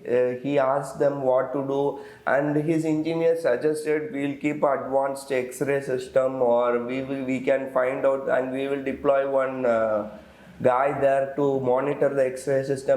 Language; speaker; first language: English; non-native, local second language; Tamil